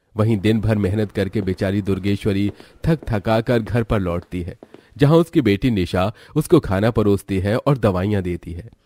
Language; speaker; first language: Hindi; native; Hindi